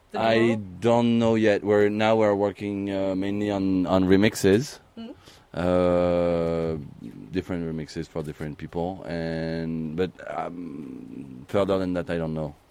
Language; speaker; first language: English; non-native, learner; French